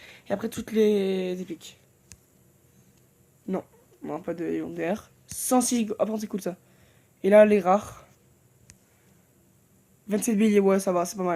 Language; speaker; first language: French; native; French